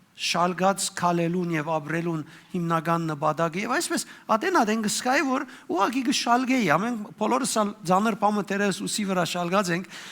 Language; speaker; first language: Armenian; native; Armenian